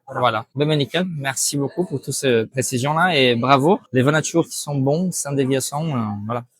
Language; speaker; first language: French; non-native, fluent; Portuguese